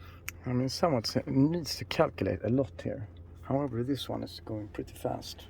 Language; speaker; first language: English; non-native, fluent; Swedish